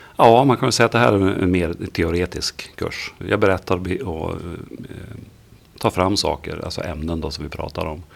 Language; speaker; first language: Swedish; native; Swedish